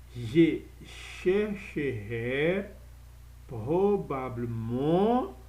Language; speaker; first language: French; non-native, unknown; Portuguese